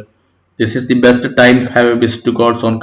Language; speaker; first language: English; non-native, local second language; Malayalam